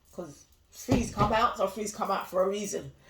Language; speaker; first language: English; native; English